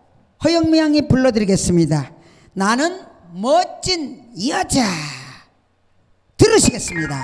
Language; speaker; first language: Korean; native; Korean